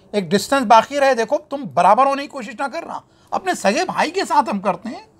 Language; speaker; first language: Urdu; native; Urdu